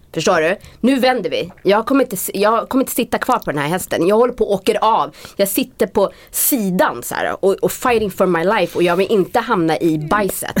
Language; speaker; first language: Swedish; native; Swedish